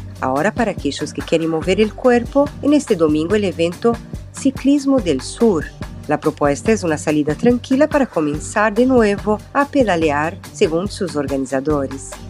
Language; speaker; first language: Spanish; non-native, fluent; Portuguese